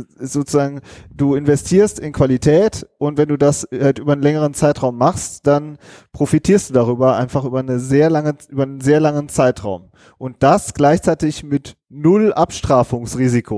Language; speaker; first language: German; native; German